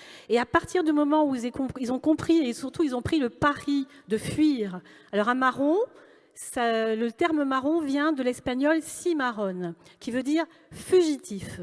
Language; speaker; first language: French; native; French